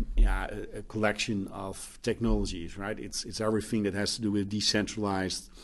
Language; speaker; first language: English; non-native, fluent; Dutch